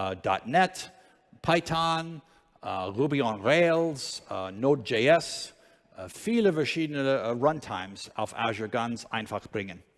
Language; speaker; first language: German; non-native, learner; English